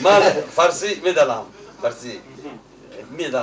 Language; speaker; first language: Persian; non-native, learner; Hindi